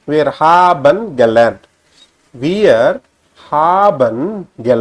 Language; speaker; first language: German; non-native, learner; Tamil